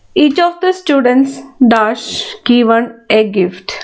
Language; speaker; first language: English; non-native, local second language; Malayalam